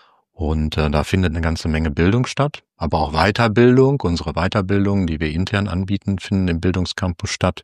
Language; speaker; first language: German; native; German